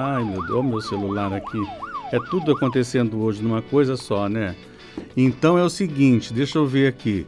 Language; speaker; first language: Portuguese; native; Portuguese